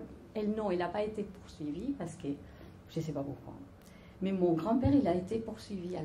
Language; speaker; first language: French; non-native, fluent; Spanish